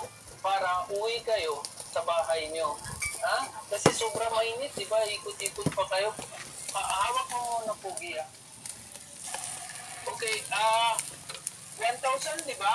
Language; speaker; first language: Filipino; non-native, learner; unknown